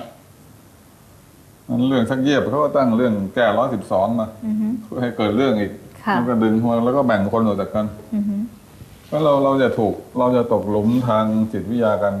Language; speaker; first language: Thai; native; Thai